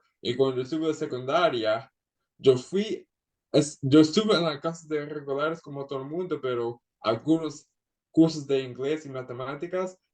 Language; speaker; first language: Spanish; early bilingual, heritage; Spanish